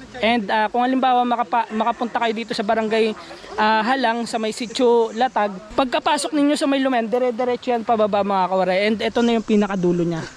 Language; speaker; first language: Filipino; native; Filipino